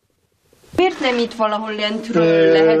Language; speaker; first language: Hungarian; non-native, learner; Korean